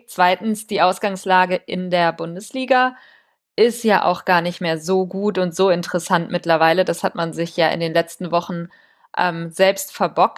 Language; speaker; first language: German; native; German